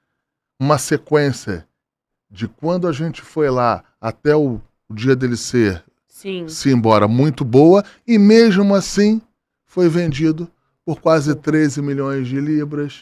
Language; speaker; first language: Portuguese; native; Portuguese